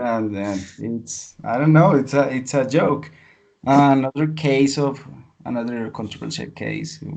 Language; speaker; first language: English; non-native, learner; Spanish